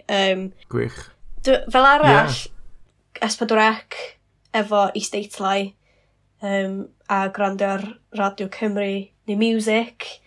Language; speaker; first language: Welsh; non-native, local second language; English